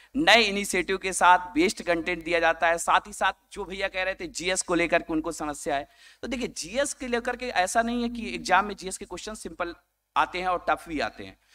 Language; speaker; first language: Hindi; native; Hindi